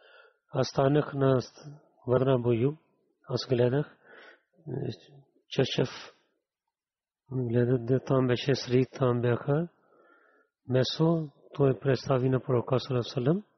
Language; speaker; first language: Bulgarian; non-native, learner; Urdu